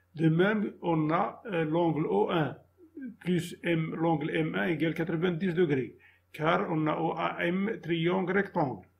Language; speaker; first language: French; non-native, local second language; Arabic